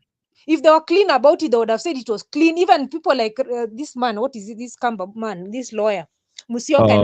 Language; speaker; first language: English; non-native, local second language; Swahili